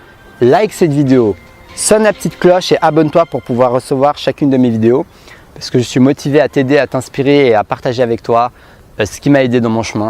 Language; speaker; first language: French; native; French